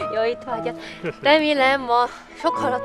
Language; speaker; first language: Hungarian; non-native, learner; Korean